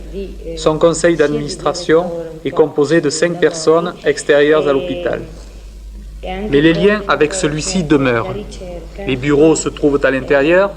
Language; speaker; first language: French; native; French